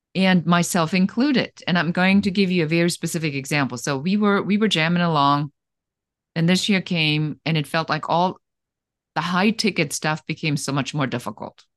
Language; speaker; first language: English; non-native, fluent; German